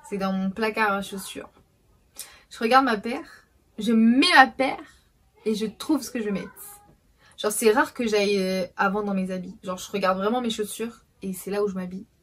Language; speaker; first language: French; early bilingual, other home language; Portuguese